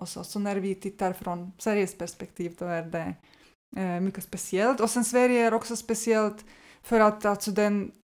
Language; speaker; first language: Swedish; non-native, fluent; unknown